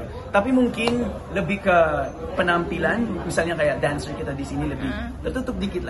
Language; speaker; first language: Indonesian; non-native, fluent; Filipino